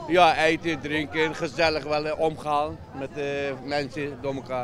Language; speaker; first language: Dutch; non-native, learner; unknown